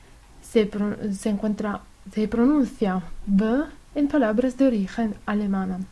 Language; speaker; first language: Spanish; non-native, fluent; Italian